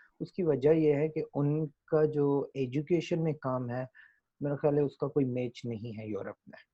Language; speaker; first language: Urdu; non-native, local second language; Sindhi